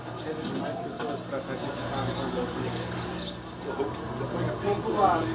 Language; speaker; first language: Portuguese; non-native, fluent; English